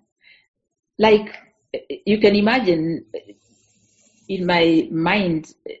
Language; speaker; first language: English; non-native, local second language; Meru